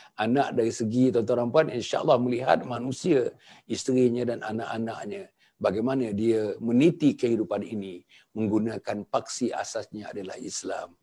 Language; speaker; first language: Malay; native; Malay